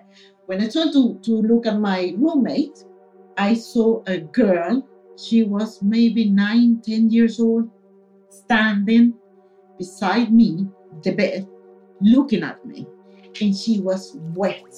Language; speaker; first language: English; non-native, fluent; Spanish